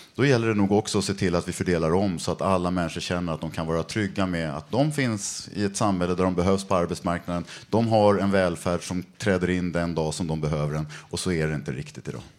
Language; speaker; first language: Swedish; native; Swedish